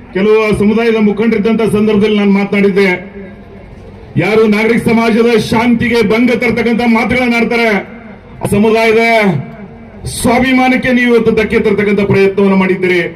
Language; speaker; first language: Kannada; native; Kannada